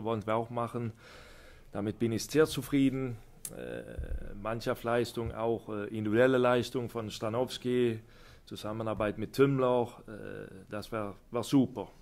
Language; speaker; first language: German; non-native, fluent; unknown